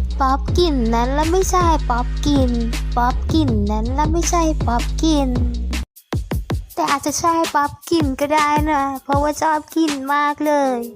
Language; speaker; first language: Thai; native; Thai